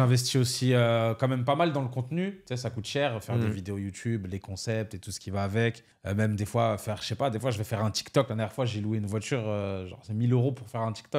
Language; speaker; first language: French; native; French